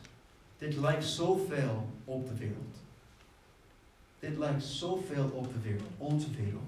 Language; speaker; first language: Dutch; non-native, fluent; English